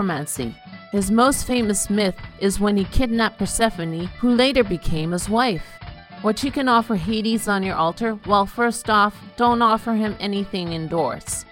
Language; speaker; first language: English; native; English